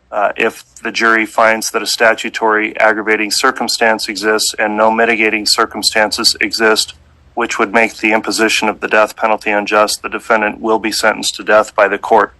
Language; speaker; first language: English; native; English